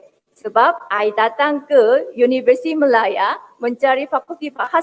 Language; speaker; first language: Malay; non-native, fluent; Korean